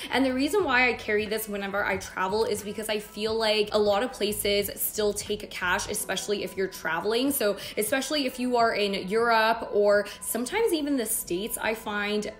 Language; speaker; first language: English; native; English